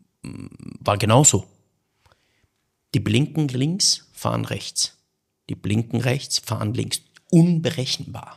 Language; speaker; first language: German; non-native, fluent; Persian